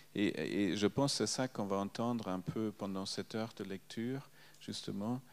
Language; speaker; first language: French; non-native, fluent; German